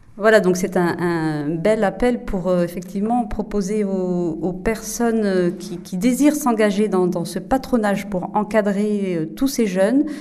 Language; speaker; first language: French; native; French